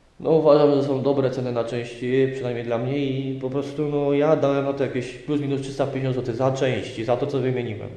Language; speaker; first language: Polish; native; Polish